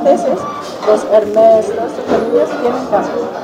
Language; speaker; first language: Spanish; non-native, fluent; German